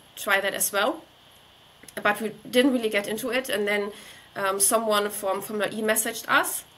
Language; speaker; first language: English; non-native, fluent; German